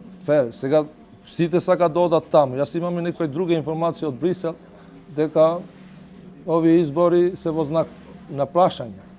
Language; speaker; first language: Macedonian; non-native, local second language; Albanian